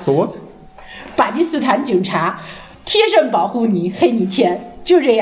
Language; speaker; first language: Chinese; native; Chinese